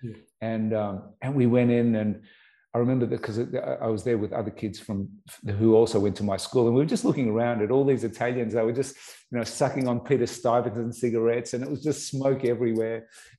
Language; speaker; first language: English; native; English